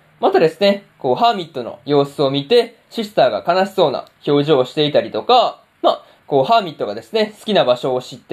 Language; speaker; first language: Japanese; native; Japanese